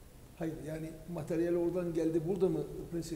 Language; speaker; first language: Turkish; native; Turkish